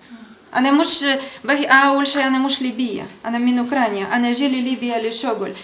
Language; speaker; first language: Arabic; non-native, learner; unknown